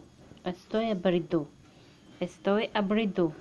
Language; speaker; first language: Spanish; non-native, learner; Hindi